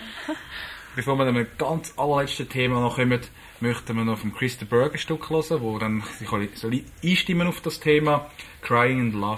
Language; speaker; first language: German; native; German